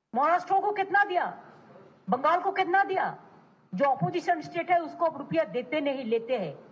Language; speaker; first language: Hindi; non-native, local second language; Bangla